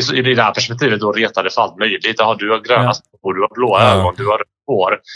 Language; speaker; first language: Swedish; early bilingual, heritage; Bosnian